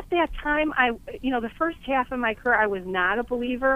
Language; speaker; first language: English; native; English